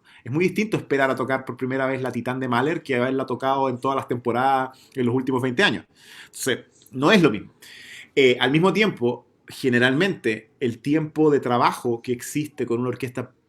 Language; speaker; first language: Spanish; native; Spanish